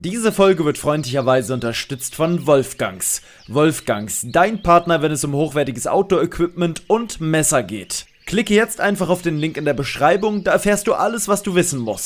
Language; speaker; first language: German; native; German